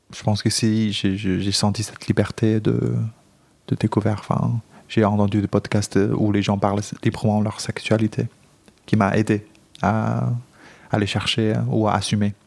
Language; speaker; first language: French; non-native, fluent; Chinese